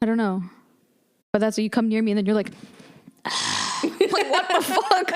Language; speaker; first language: English; native; English